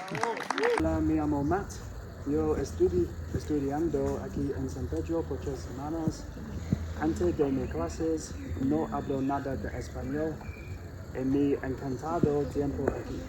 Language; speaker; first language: Spanish; non-native, learner; English